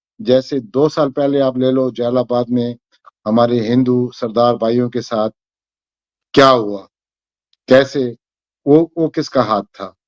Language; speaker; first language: Hindi; non-native, fluent; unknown